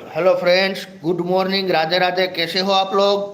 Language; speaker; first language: Hindi; non-native, local second language; Gujarati